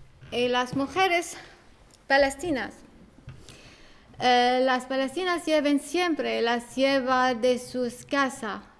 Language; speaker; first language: Spanish; non-native, learner; Arabic